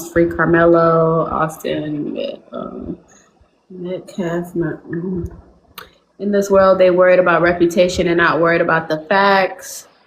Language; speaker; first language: English; native; English